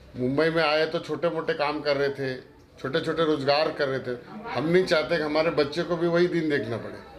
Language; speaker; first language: Hindi; native; Hindi